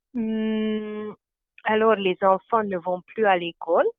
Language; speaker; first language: French; non-native, fluent; Hungarian